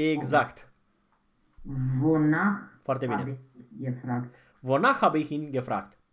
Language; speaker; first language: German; non-native, fluent; Romanian